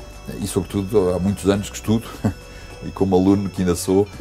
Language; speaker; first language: Portuguese; native; Portuguese